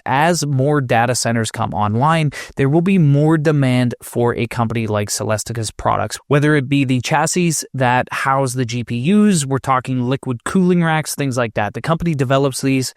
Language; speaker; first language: English; native; English